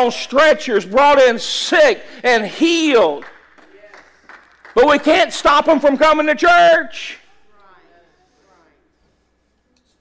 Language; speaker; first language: English; native; English